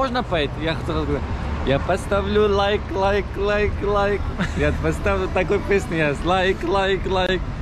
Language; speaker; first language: Russian; non-native, learner; Turkish